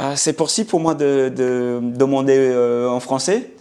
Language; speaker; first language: French; non-native, fluent; English